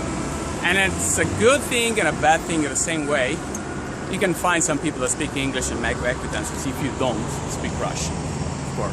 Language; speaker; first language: English; non-native, fluent; Italian